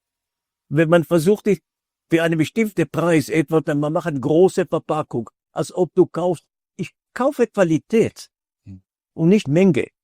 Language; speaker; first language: German; non-native, fluent; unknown